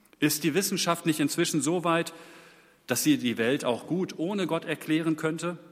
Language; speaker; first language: German; native; German